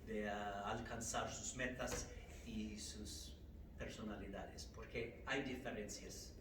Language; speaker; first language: Spanish; non-native, fluent; English